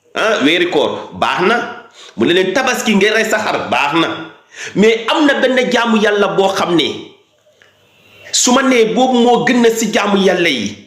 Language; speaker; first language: Wolof; non-native, local second language; Fula